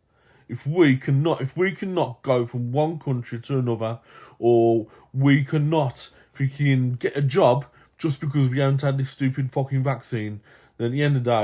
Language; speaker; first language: English; native; English